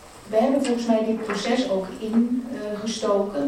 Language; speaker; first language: Dutch; native; Dutch